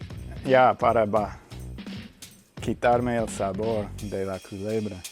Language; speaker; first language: Spanish; non-native, fluent; English